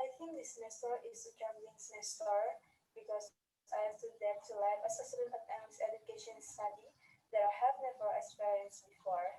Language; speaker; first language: English; non-native, learner; Indonesian